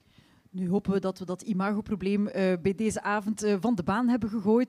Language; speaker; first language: Dutch; native; Dutch